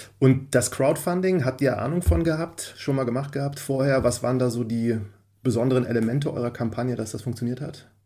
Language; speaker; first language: German; native; German